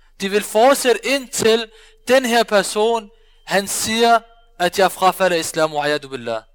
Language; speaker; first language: Danish; early bilingual, other home language; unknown